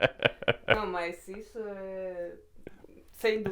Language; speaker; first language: Portuguese; non-native, fluent; Russian